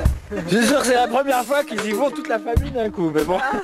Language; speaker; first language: French; native; French